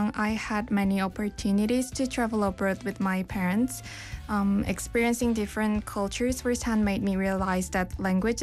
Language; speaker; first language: English; non-native, fluent; Korean